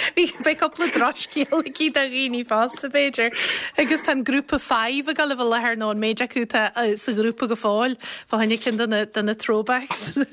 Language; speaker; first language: Irish; native; Irish